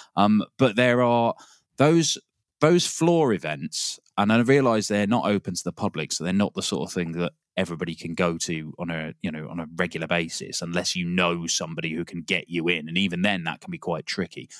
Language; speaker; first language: English; native; English